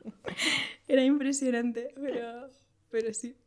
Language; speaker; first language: Spanish; native; Spanish